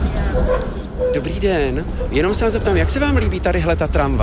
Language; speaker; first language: Czech; native; Czech